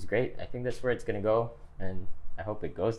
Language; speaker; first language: English; non-native, local second language; Filipino